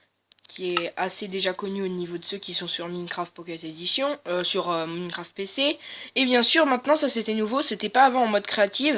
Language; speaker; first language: French; native; French